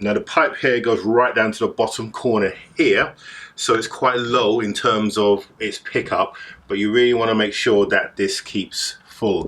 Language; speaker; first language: English; native; English